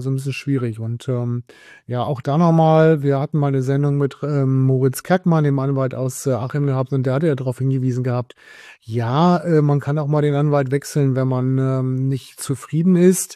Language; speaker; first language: German; native; German